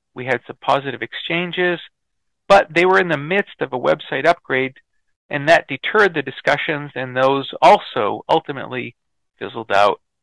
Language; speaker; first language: English; native; English